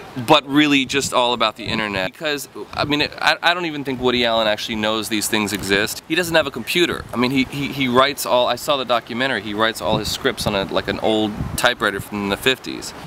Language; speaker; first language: English; native; English